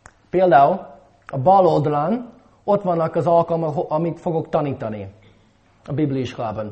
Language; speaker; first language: Hungarian; non-native, fluent; English